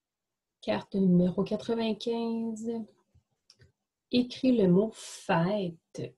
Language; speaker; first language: French; native; French